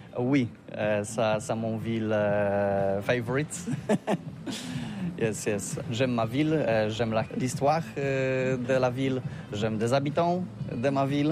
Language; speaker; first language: French; non-native, learner; Polish